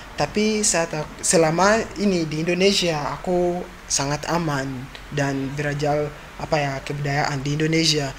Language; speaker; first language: Indonesian; non-native, fluent; Ganda